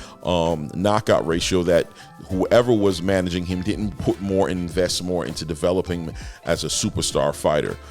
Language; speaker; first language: English; native; English